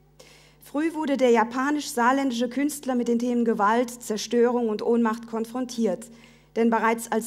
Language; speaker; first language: German; native; German